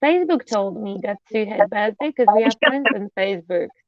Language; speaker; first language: English; non-native, fluent; Polish